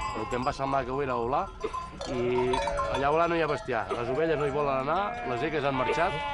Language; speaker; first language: Catalan; native; Catalan